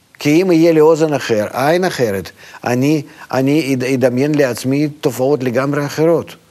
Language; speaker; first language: Hebrew; non-native, fluent; Russian